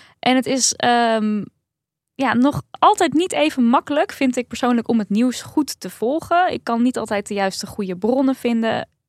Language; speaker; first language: Dutch; native; Dutch